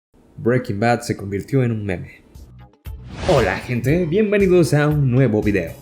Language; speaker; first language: Spanish; native; Spanish